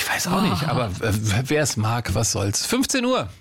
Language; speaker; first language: German; native; German